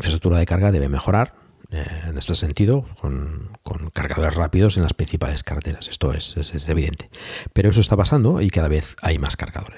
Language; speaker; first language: Spanish; native; Spanish